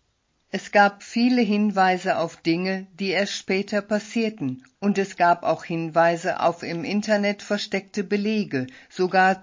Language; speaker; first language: German; native; German